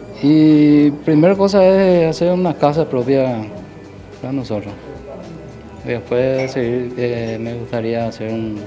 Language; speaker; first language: Spanish; non-native, local second language; Guarani